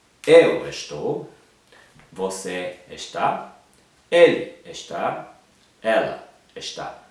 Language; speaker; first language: Portuguese; non-native, fluent; Japanese